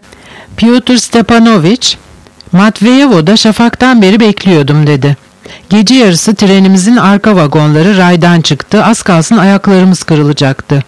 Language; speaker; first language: Turkish; native; Turkish